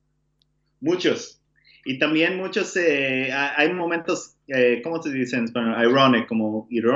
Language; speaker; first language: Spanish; non-native, learner; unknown